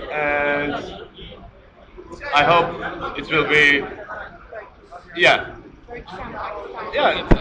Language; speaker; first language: English; non-native, learner; Turkish